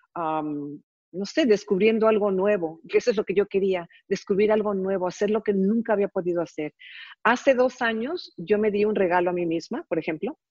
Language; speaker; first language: Spanish; early bilingual, heritage; Spanish